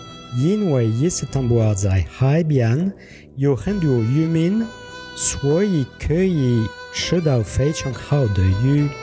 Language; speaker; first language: Chinese; non-native, learner; French